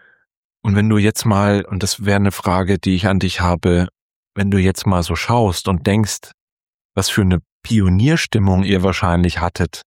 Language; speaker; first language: German; native; German